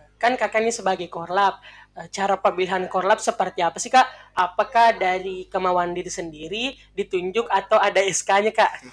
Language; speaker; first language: Indonesian; native; Indonesian